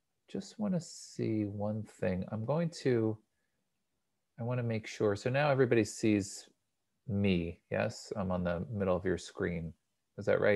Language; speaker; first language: English; native; English